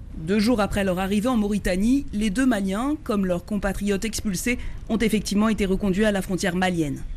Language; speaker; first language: French; native; French